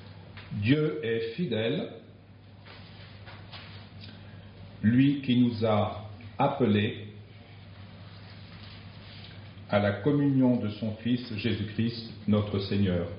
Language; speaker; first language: French; native; French